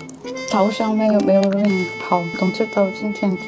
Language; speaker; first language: Chinese; non-native, learner; Korean